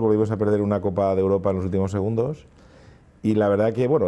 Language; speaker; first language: Spanish; native; Spanish